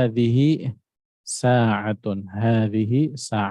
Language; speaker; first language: Arabic; non-native, fluent; Filipino